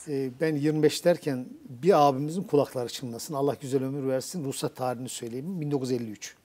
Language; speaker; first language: Turkish; native; Turkish